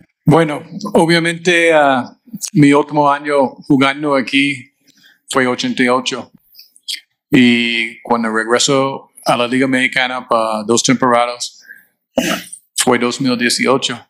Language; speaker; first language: Spanish; non-native, fluent; English